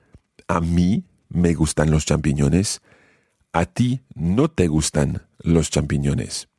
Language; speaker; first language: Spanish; non-native, fluent; English